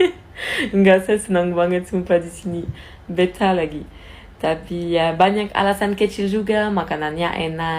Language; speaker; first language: Indonesian; non-native, fluent; French